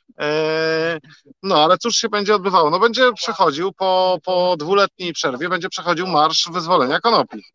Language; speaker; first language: Polish; native; Polish